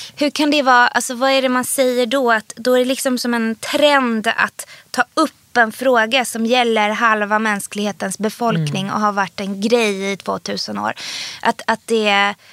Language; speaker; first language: Swedish; early bilingual, other home language; Persian